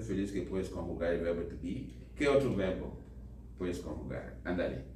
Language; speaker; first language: Spanish; non-native, fluent; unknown